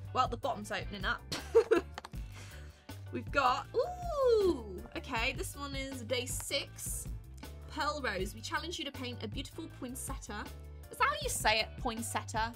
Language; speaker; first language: English; native; English